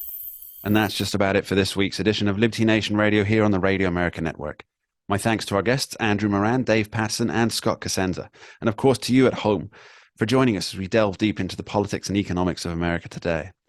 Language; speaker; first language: English; native; English